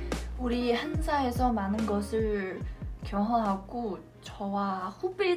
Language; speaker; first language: Korean; non-native, learner; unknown